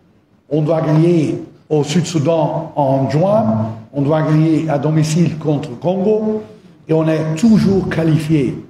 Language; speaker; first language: French; non-native, fluent; Dutch